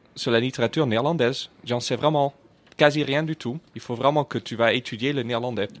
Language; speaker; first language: French; non-native, fluent; Dutch